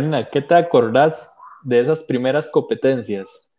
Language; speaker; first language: Spanish; native; Spanish